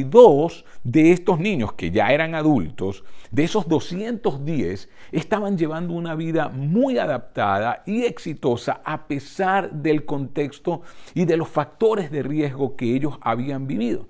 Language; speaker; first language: Spanish; native; Spanish